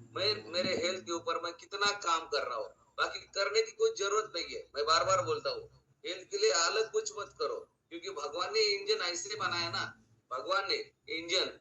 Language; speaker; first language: Hindi; non-native, local second language; Marathi